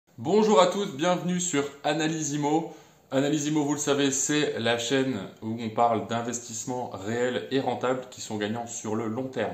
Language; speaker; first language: French; native; French